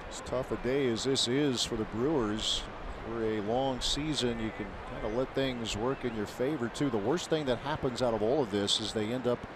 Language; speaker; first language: English; native; English